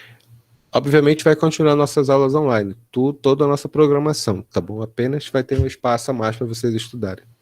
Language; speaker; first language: Portuguese; native; Portuguese